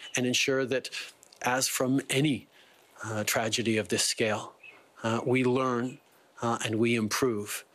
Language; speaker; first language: English; native; English